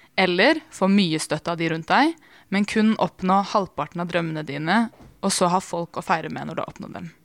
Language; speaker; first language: Norwegian; early bilingual, other home language; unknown